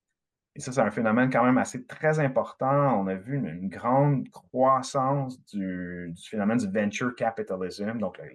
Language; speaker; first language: French; native; French